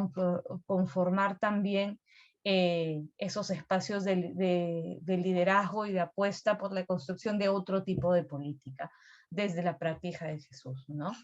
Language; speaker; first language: Spanish; native; Spanish